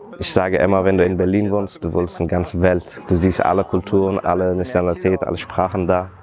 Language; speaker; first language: German; non-native, fluent; Persian